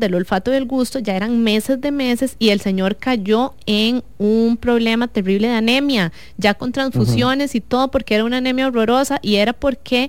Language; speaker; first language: Spanish; native; Spanish